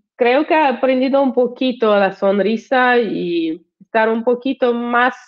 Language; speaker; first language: Spanish; non-native, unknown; Russian